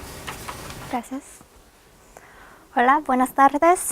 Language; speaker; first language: Spanish; non-native, fluent; English